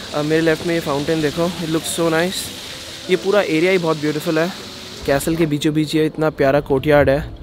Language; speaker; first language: Hindi; native; Hindi